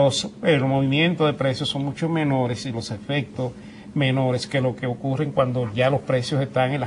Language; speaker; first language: Spanish; native; Spanish